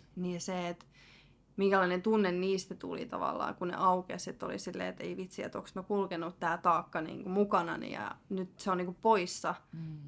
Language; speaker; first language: Finnish; early bilingual, other home language; Russian